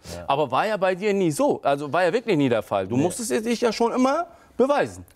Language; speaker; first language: German; early bilingual, other home language; Turkish